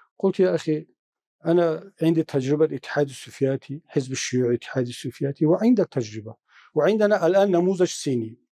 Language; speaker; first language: Arabic; non-native, fluent; Tajik